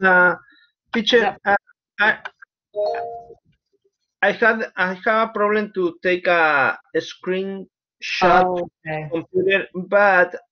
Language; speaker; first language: English; non-native, learner; Spanish